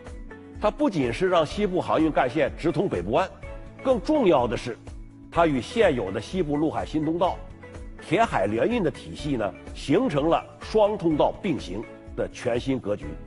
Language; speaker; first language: Chinese; native; Chinese